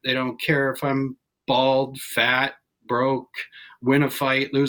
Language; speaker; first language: English; native; English